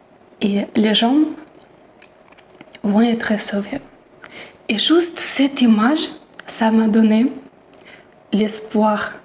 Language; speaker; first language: French; non-native, fluent; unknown